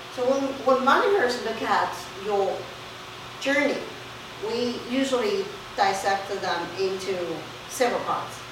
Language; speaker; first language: English; non-native, fluent; Chinese